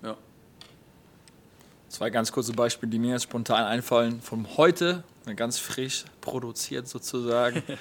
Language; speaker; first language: German; native; German